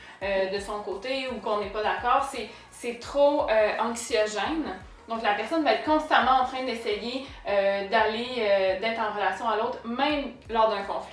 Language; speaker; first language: French; native; French